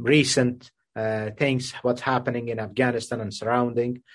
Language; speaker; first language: English; non-native, fluent; Persian